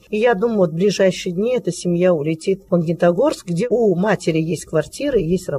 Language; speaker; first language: Russian; non-native, local second language; Tajik